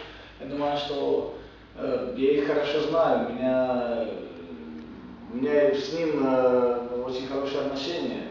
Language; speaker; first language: Russian; non-native, fluent; Romanian